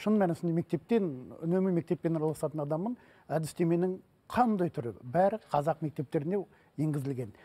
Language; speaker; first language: Kazakh; non-native, local second language; Russian